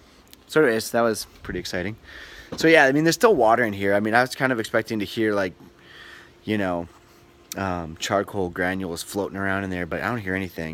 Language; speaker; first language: English; native; English